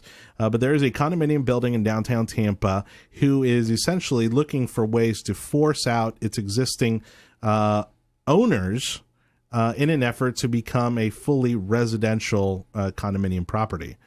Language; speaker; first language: English; native; English